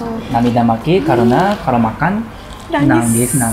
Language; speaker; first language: Indonesian; non-native, learner; Japanese